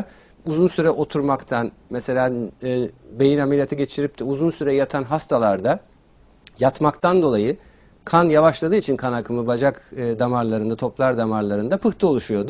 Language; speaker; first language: Turkish; native; Turkish